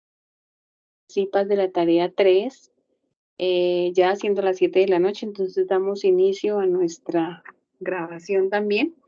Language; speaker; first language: Spanish; native; Spanish